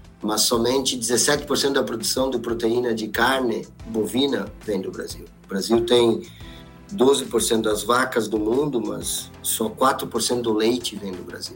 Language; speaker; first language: Portuguese; native; Portuguese